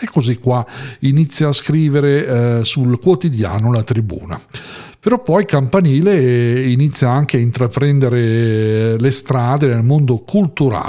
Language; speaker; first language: Italian; native; Italian